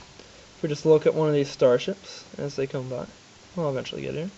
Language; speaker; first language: English; native; English